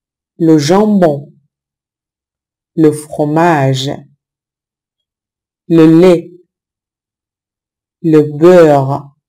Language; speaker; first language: French; non-native, fluent; Persian